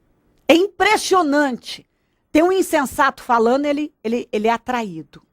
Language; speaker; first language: Portuguese; native; Portuguese